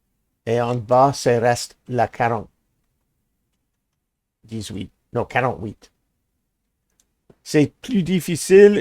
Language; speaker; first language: French; non-native, learner; English